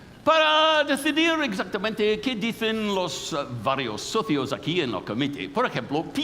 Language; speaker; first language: Spanish; non-native, fluent; English